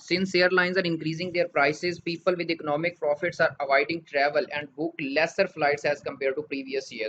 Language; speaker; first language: English; non-native, local second language; Urdu